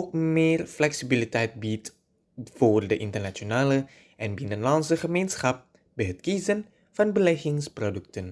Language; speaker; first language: Dutch; non-native, fluent; Indonesian